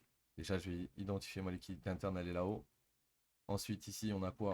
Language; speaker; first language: French; native; French